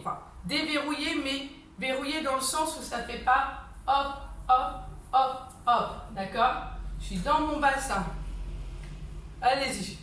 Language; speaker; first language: French; native; French